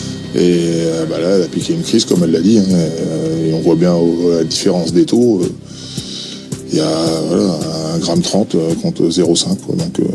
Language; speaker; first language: French; native; French